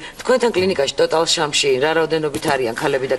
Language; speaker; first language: Georgian; native; Georgian